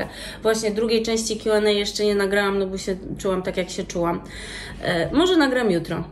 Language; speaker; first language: Polish; native; Polish